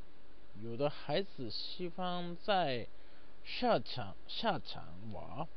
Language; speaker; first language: Chinese; non-native, learner; Japanese